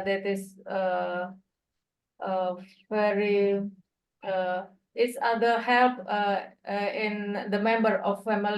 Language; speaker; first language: English; non-native, learner; Indonesian